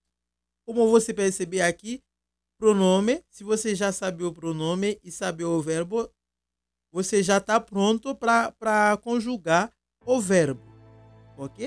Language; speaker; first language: Portuguese; non-native, local second language; Haitian Creole